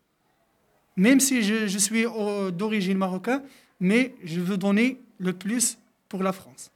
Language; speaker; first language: French; non-native, local second language; Arabic